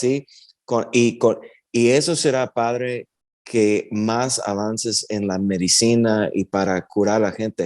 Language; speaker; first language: Spanish; early bilingual, heritage; Spanish